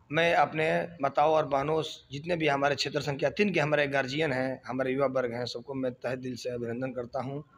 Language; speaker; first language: Hindi; native; Hindi